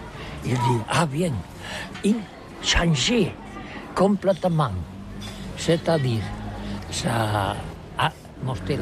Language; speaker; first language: French; non-native, learner; Catalan